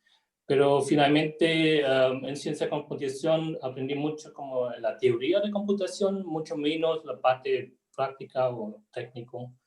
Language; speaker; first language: Spanish; non-native, fluent; German